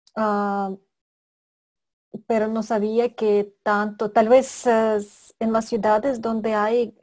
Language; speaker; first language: Spanish; non-native, fluent; Russian